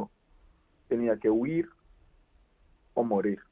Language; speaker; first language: Spanish; non-native, fluent; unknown